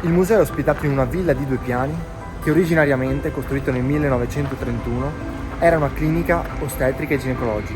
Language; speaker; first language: Italian; native; Italian